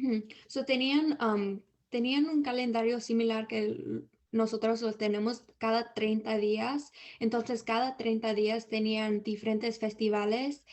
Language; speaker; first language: Spanish; early bilingual, heritage; Spanish